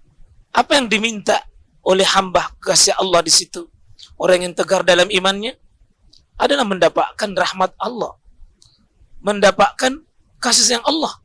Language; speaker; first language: Indonesian; native; Indonesian